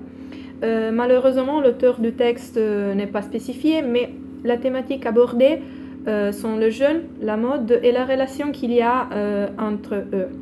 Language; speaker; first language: French; non-native, fluent; Italian